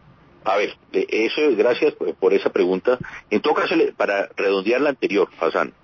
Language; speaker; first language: Spanish; native; Spanish